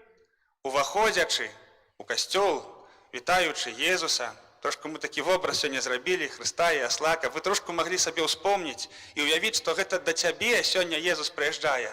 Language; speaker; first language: Belarusian; native; Belarusian